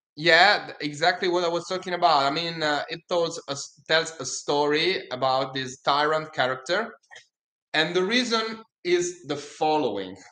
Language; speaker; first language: English; non-native, fluent; Italian